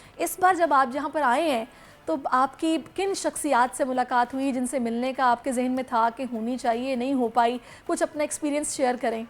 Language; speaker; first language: Urdu; native; Urdu